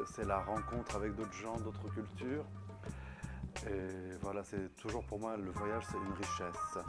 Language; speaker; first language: French; non-native, local second language; Arabic